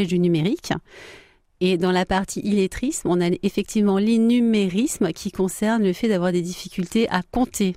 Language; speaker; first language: French; native; French